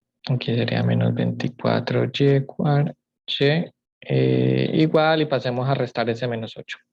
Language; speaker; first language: Spanish; native; Spanish